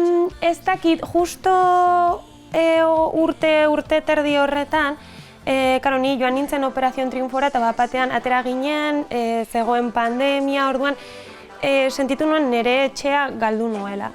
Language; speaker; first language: Basque; non-native, local second language; Spanish